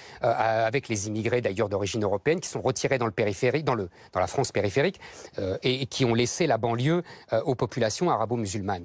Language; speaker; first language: French; native; French